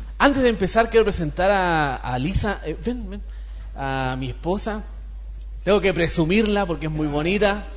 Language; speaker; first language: Spanish; native; Spanish